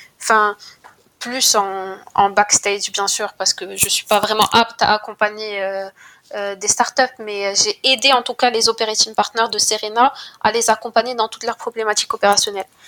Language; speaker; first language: French; non-native, local second language; Arabic